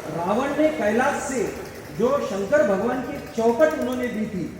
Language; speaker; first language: Hindi; non-native, local second language; Marathi